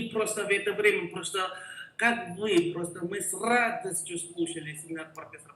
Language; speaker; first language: Russian; non-native, learner; Korean